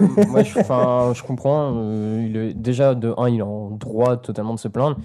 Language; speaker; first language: French; native; French